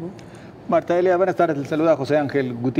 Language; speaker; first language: Spanish; native; Spanish